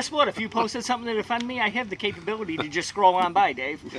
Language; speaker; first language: English; native; English